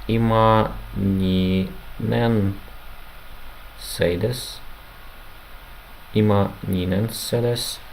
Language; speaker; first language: Japanese; non-native, learner; Ukrainian